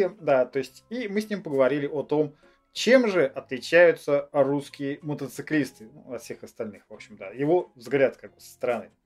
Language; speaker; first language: Russian; native; Russian